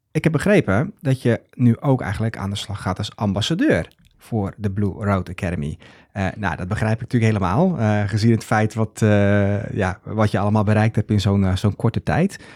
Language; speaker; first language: Dutch; native; Dutch